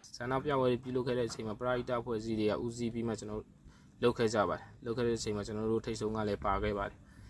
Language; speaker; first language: Burmese; native; Burmese